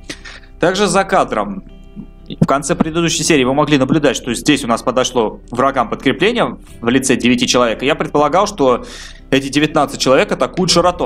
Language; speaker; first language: Russian; native; Russian